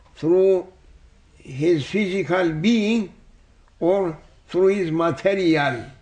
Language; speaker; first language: English; non-native, learner; Turkish